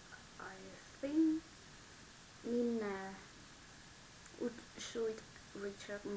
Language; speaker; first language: English; non-native, learner; Vietnamese